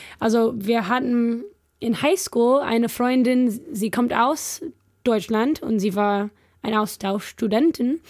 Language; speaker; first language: German; non-native, learner; English